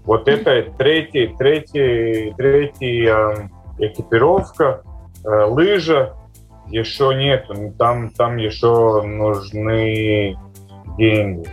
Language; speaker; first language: Russian; non-native, local second language; Latvian